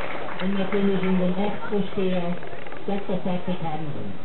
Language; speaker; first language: German; native; German